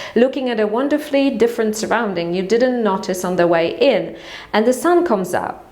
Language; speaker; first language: English; non-native, fluent; Polish